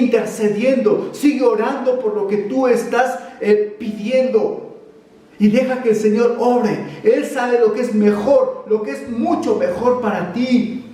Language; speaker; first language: Spanish; native; Spanish